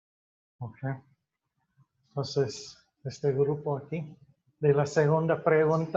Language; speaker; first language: Spanish; non-native, fluent; English